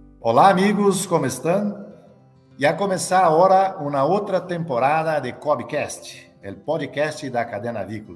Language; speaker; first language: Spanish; non-native, learner; Portuguese